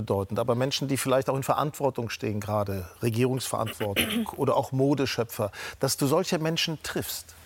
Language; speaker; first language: German; native; German